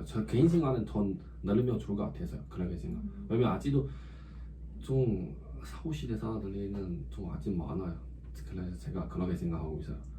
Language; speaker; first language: Korean; non-native, learner; Chinese